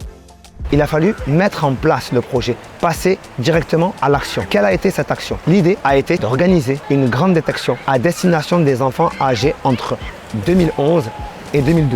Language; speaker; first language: French; native; French